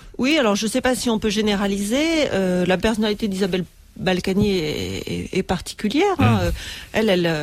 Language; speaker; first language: French; native; French